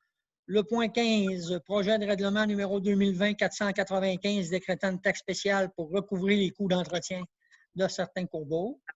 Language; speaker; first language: French; native; French